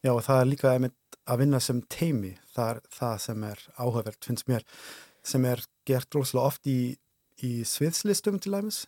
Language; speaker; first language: Icelandic; non-native, fluent; German